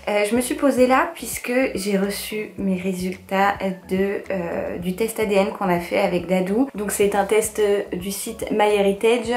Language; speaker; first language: French; native; French